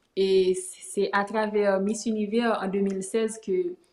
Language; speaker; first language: French; native; French